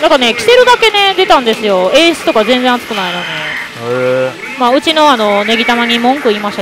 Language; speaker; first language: Japanese; native; Japanese